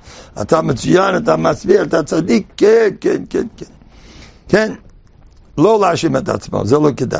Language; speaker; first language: Hebrew; non-native, fluent; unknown